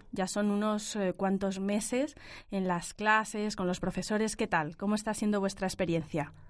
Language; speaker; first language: Spanish; native; Spanish